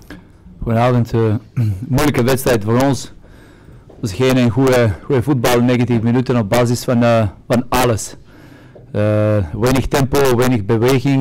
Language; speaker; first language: Dutch; non-native, fluent; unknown